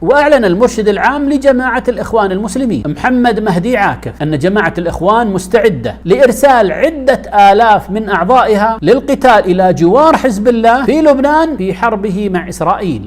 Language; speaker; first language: Arabic; native; Arabic